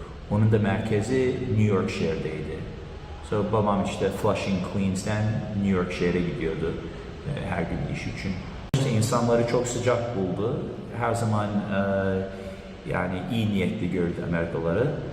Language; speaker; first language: Turkish; early bilingual, heritage; Turkish